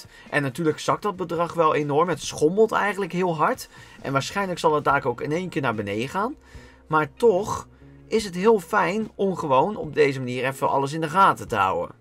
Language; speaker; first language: Dutch; native; Dutch